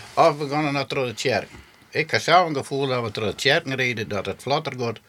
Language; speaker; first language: Dutch; non-native, local second language; Western Frisian